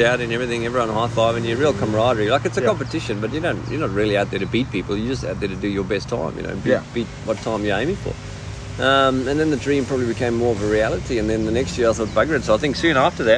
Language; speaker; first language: English; native; English